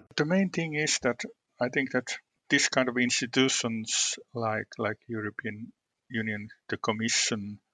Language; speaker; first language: English; non-native, fluent; Finnish